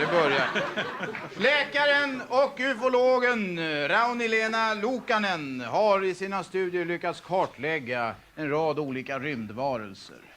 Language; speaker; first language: Swedish; native; Swedish